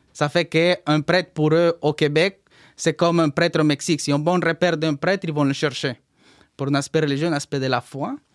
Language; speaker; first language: French; non-native, fluent; Spanish